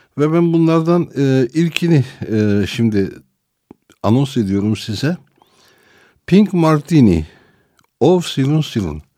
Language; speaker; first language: Turkish; non-native, local second language; Armenian